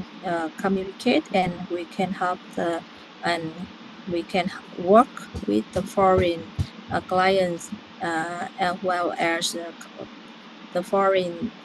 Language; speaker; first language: English; non-native, learner; Vietnamese